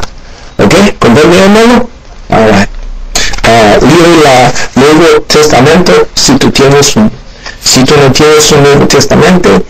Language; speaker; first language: Spanish; non-native, learner; Haitian Creole